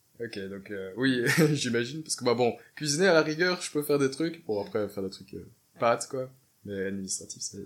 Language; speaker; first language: French; native; French